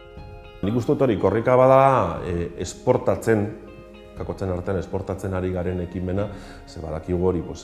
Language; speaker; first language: Basque; native; Basque